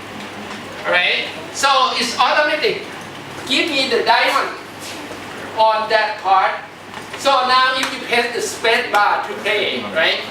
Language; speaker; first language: English; non-native, fluent; Thai